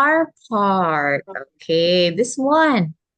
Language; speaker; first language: English; non-native, local second language; Filipino